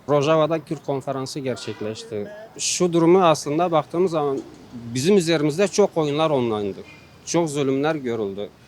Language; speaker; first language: Turkish; non-native, local second language; Kurdish